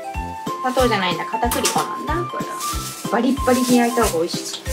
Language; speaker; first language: Japanese; native; Japanese